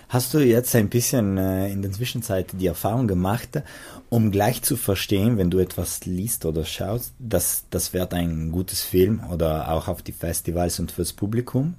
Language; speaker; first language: German; non-native, local second language; Italian